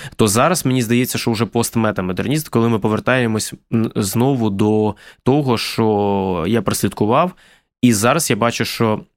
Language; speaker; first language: Ukrainian; native; Ukrainian